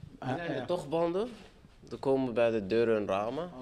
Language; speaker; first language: Dutch; non-native, fluent; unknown